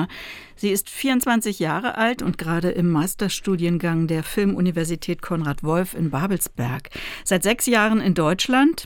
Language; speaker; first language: German; native; German